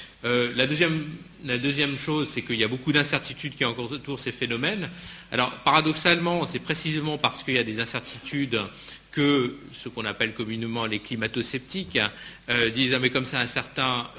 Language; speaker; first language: French; native; French